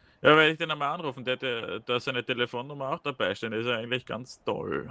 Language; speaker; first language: German; native; German